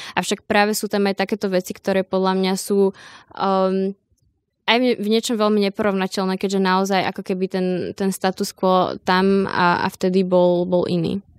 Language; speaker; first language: Slovak; native; Slovak